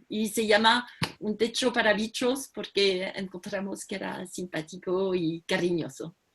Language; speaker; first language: Spanish; non-native, fluent; French